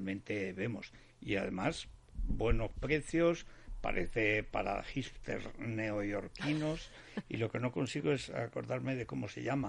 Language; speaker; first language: Spanish; native; Spanish